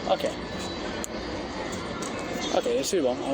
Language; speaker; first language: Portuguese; non-native, learner; English